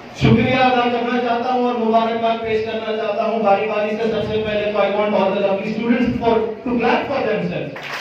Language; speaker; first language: Urdu; native; Urdu